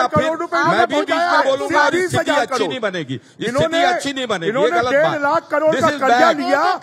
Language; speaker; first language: Hindi; native; Hindi